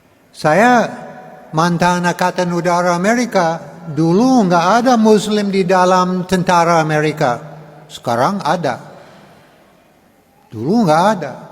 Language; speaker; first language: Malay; non-native, learner; English